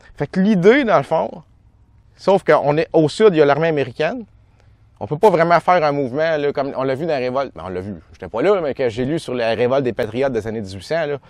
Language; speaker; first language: French; native; French